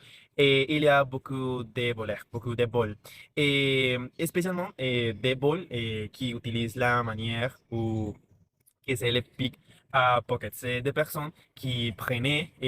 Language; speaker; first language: French; non-native, learner; Spanish